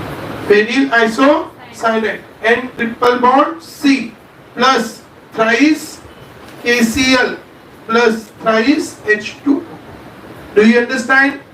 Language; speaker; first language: English; non-native, local second language; Marathi